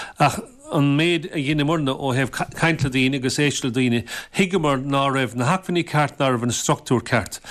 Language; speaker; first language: Irish; native; Irish